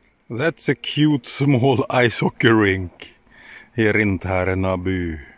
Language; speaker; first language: English; non-native, fluent; Swedish